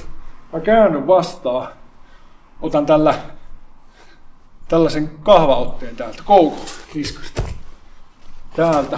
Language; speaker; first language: Finnish; native; Finnish